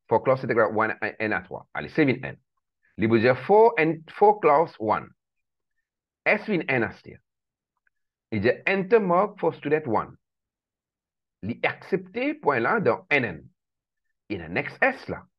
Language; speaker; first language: French; non-native, local second language; Morisyen